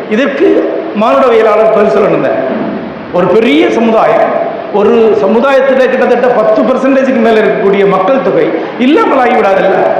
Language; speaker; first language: Tamil; non-native, local second language; Malayalam